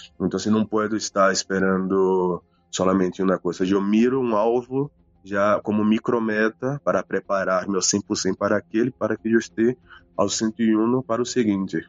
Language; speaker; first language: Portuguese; native; Portuguese